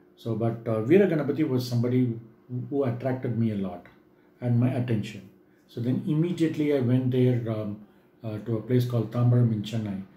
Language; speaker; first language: English; non-native, local second language; Tamil